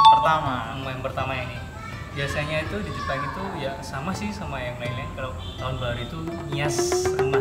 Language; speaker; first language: Indonesian; native; Indonesian